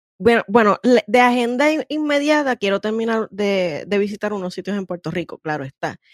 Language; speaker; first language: Spanish; native; Spanish